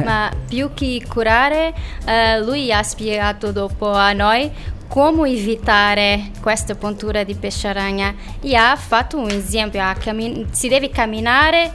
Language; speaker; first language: Italian; non-native, learner; Portuguese